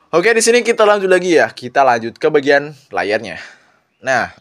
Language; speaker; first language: Indonesian; non-native, local second language; Sundanese